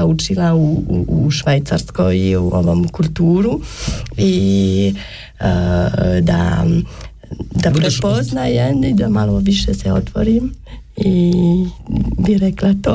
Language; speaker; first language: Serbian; non-native, learner; French